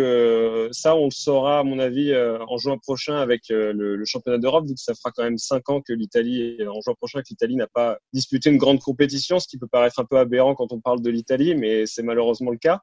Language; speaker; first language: French; native; French